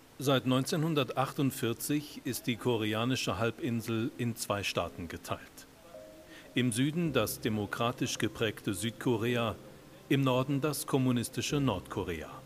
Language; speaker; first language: German; native; German